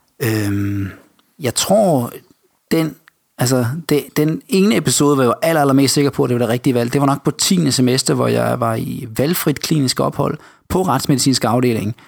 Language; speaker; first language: Danish; native; Danish